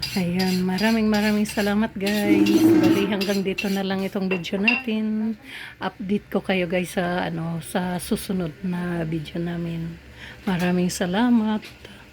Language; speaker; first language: Filipino; non-native, local second language; Waray